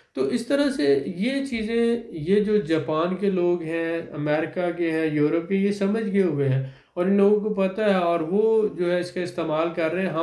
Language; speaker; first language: Urdu; non-native, local second language; Punjabi